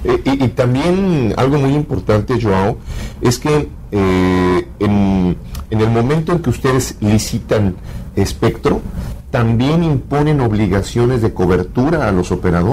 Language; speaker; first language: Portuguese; non-native, learner; Spanish